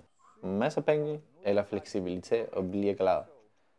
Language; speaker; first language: Danish; non-native, learner; Spanish